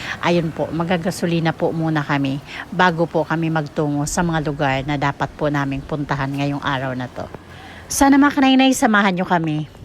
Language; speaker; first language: Filipino; non-native, local second language; Waray